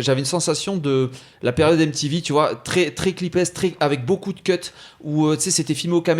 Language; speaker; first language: French; native; French